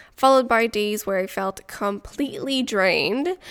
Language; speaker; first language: English; non-native, fluent; French